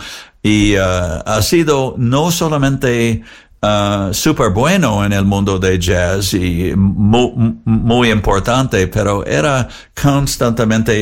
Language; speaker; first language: Spanish; non-native, learner; English